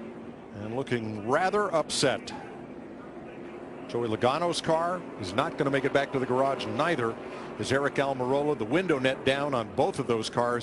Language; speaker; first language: English; native; English